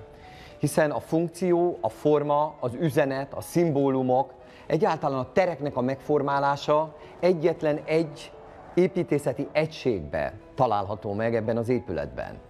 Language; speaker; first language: Hungarian; native; Hungarian